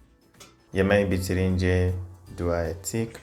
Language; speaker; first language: Turkish; non-native, fluent; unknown